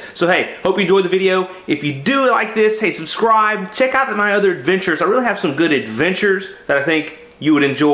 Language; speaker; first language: English; native; English